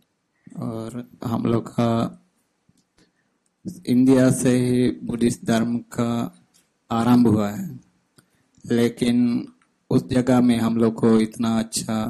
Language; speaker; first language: Hindi; non-native, fluent; Sinhala